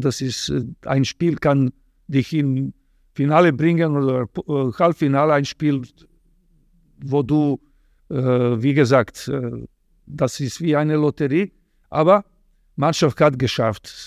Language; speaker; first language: German; non-native, fluent; Serbian